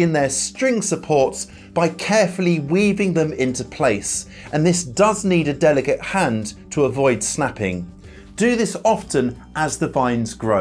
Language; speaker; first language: English; native; English